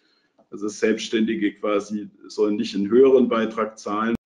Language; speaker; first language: German; native; German